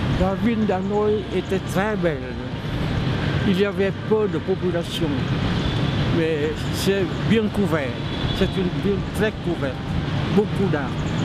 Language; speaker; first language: French; non-native, local second language; Vietnamese